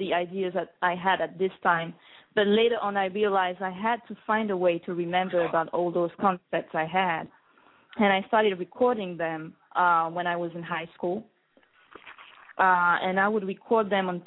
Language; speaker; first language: English; non-native, fluent; French